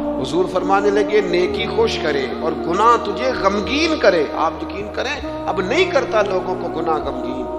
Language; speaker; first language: Urdu; non-native, local second language; Punjabi